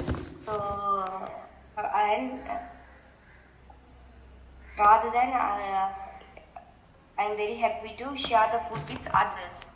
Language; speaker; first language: English; non-native, learner; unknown